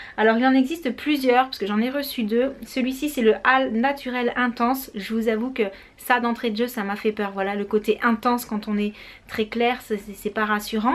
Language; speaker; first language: French; native; French